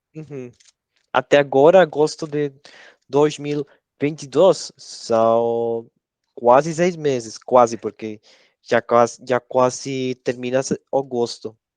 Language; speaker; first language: Portuguese; non-native, learner; Spanish